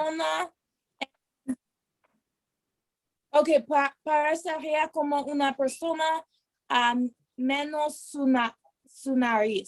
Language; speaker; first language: Spanish; non-native, learner; English